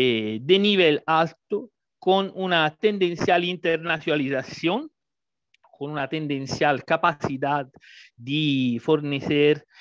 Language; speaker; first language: Spanish; non-native, fluent; Italian